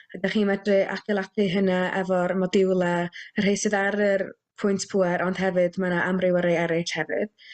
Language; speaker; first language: Welsh; native; Welsh